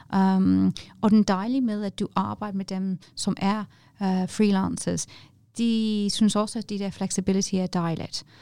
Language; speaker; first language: Danish; non-native, fluent; English